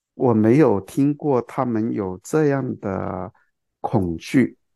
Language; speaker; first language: Chinese; non-native, local second language; Cantonese